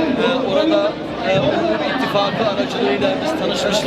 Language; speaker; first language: Turkish; native; Turkish